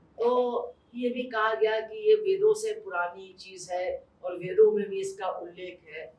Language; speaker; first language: Hindi; native; Hindi